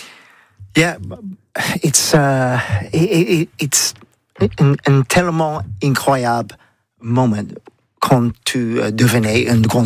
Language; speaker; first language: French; non-native, learner; English